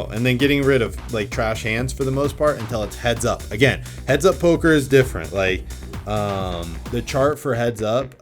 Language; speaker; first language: English; native; English